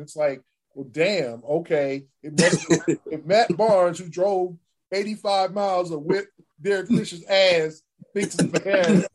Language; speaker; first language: English; native; English